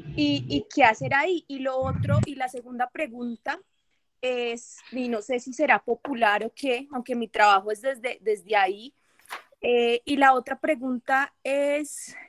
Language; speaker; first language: Spanish; native; Spanish